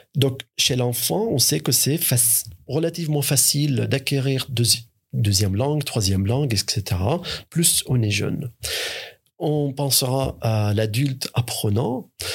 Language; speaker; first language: French; non-native, fluent; Arabic